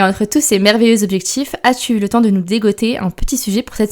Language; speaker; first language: French; native; French